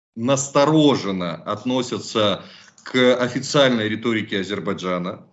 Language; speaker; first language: Russian; native; Russian